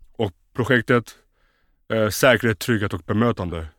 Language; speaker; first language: Swedish; native; Swedish